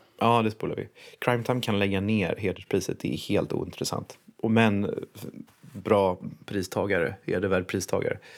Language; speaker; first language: Swedish; native; Swedish